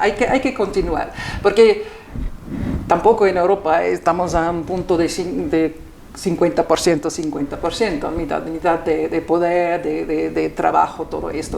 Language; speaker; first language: Spanish; non-native, fluent; German